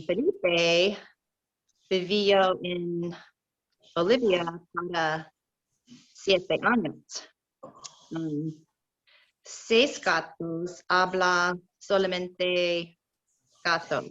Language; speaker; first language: Spanish; non-native, learner; English